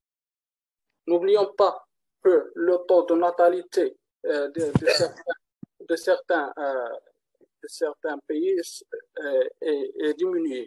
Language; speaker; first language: French; non-native, learner; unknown